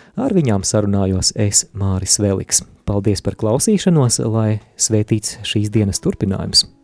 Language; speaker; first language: Latvian; native; Latvian